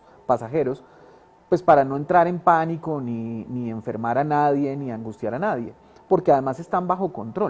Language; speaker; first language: Spanish; native; Spanish